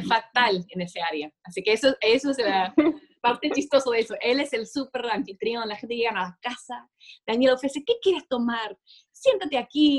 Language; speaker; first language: Spanish; non-native, fluent; English